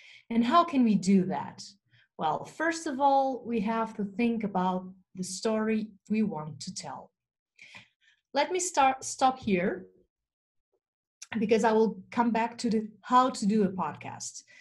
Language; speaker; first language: English; non-native, fluent; Portuguese